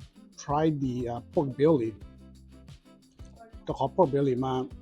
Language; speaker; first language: English; early bilingual, heritage; Hmong